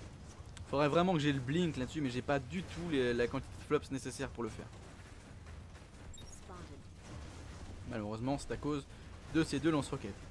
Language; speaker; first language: French; native; French